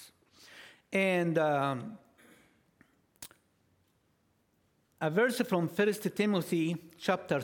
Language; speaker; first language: English; non-native, fluent; Arabic